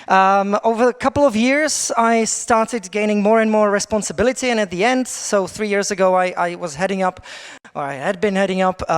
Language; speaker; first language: English; non-native, fluent; Czech